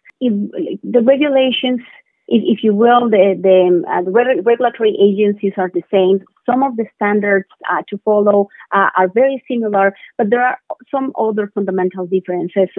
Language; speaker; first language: English; non-native, fluent; Spanish